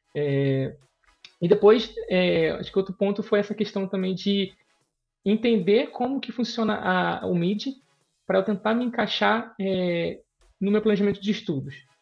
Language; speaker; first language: Portuguese; native; Portuguese